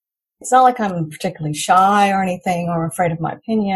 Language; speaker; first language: English; native; English